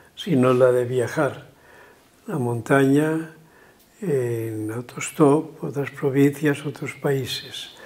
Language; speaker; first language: Spanish; native; Spanish